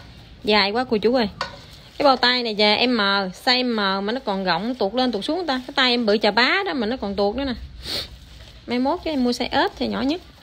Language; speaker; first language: Vietnamese; native; Vietnamese